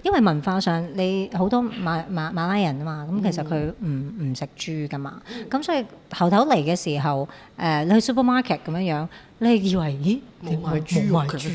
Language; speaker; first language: Cantonese; native; Cantonese